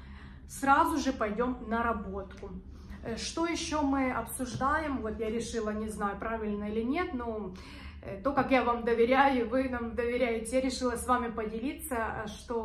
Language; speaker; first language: Russian; native; Russian